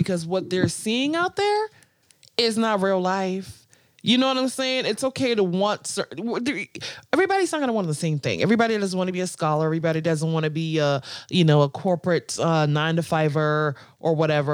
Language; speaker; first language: English; non-native, local second language; Akan